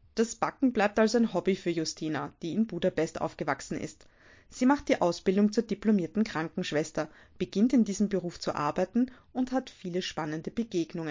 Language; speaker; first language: German; native; German